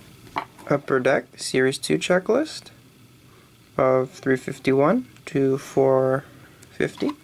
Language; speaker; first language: English; native; English